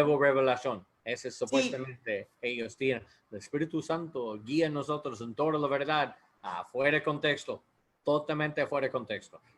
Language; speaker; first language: Spanish; non-native, learner; English